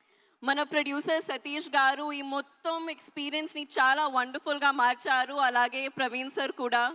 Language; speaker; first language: Telugu; non-native, learner; Hindi